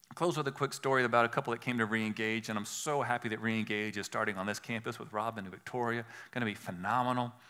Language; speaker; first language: English; native; English